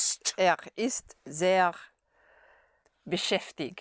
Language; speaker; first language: German; non-native, learner; English